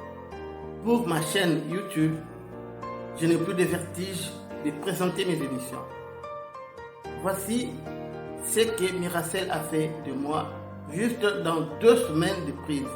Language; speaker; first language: French; non-native, local second language; Lingala